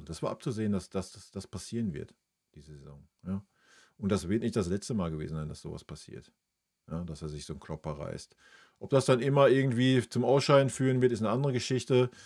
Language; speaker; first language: German; native; German